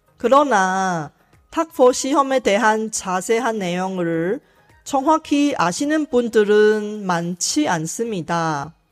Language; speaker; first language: Korean; non-native, fluent; Chinese